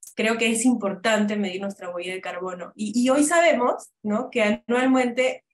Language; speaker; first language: Spanish; native; Spanish